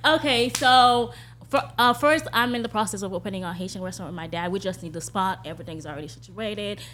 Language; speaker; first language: English; early bilingual, other home language; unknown